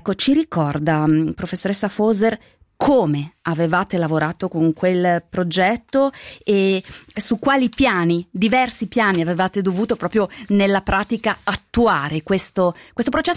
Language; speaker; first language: Italian; native; Italian